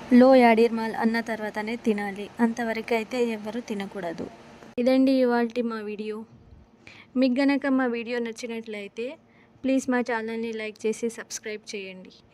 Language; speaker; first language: Telugu; non-native, local second language; Lambadi